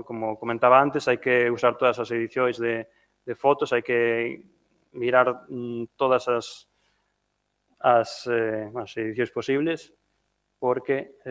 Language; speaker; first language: Galician; non-native, fluent; Spanish